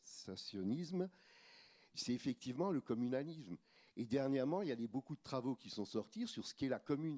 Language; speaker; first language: French; native; French